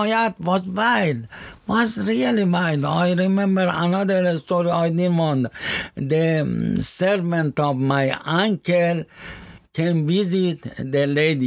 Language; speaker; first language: English; non-native, learner; Persian